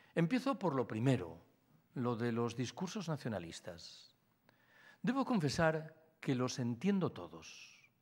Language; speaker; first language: Spanish; native; Spanish